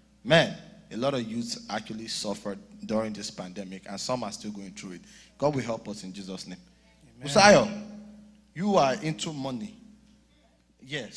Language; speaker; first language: English; non-native, local second language; Yoruba